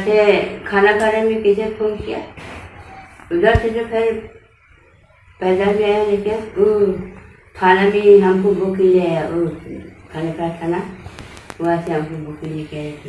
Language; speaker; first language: Hindi; non-native, local second language; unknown